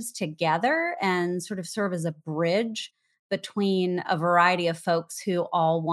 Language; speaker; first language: English; native; English